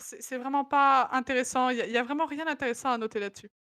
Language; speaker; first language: French; native; French